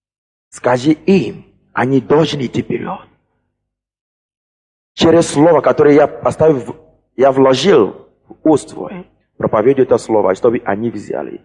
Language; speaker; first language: Russian; non-native, fluent; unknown